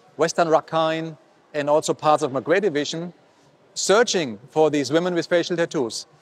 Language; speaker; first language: English; non-native, fluent; German